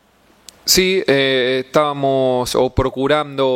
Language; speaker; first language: Portuguese; non-native, learner; Spanish